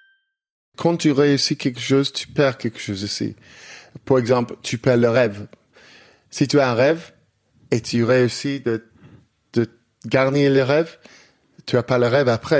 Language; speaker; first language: French; non-native, learner; English